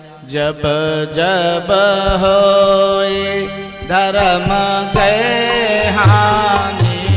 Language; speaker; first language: Hindi; native; Hindi